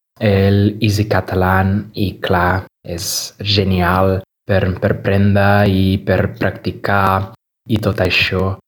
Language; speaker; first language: Catalan; non-native, learner; Portuguese